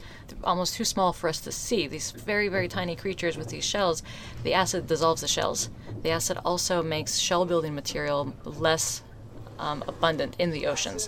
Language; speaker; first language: English; native; English